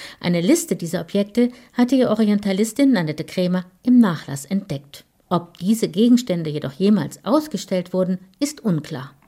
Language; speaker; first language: German; native; German